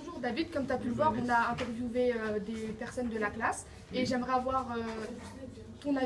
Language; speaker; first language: French; native; French